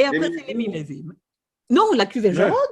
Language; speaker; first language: French; non-native, fluent; Swedish